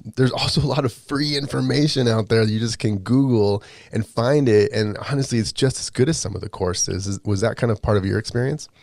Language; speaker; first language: English; native; English